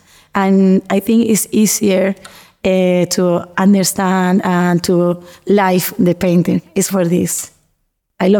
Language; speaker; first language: English; non-native, learner; Spanish